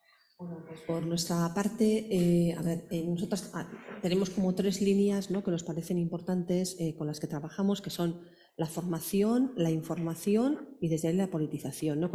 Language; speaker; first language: Spanish; native; Spanish